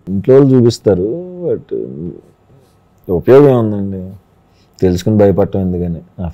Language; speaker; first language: Telugu; native; Telugu